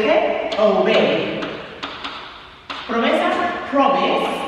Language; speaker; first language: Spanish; non-native, fluent; English